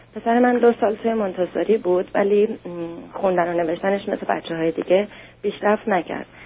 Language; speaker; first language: Persian; native; Persian